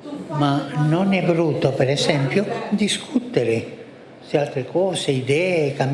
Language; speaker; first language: Italian; non-native, fluent; Spanish